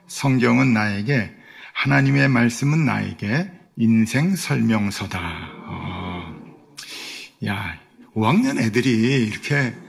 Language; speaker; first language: Korean; native; Korean